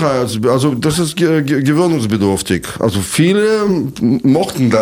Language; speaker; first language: German; non-native, fluent; Russian